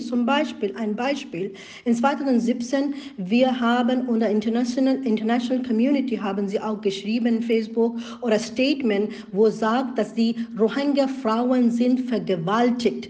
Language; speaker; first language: German; non-native, learner; Rohingya